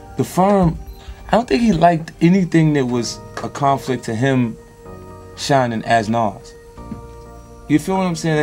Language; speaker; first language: English; native; English